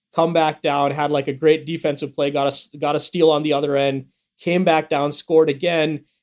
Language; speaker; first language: English; native; English